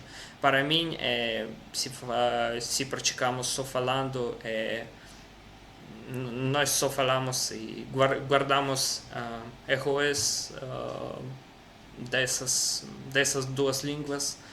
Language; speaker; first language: Portuguese; non-native, learner; Russian